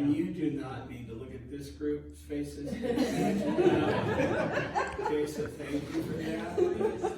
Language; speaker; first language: English; native; English